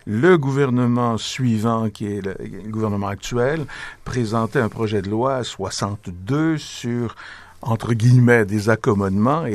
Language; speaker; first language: French; native; French